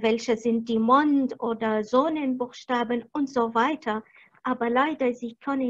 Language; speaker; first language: German; non-native, fluent; Arabic